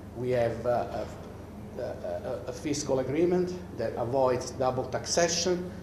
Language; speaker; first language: English; non-native, fluent; Italian